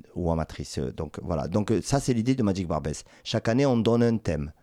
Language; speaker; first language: French; native; French